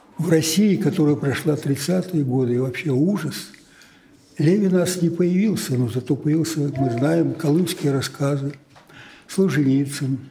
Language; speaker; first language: Russian; native; Russian